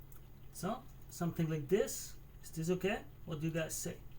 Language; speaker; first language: English; non-native, fluent; German